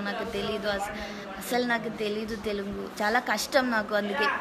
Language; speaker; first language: Telugu; non-native, learner; Malayalam